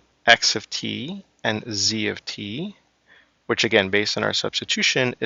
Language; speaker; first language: English; native; English